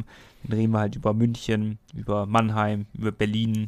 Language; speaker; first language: German; native; German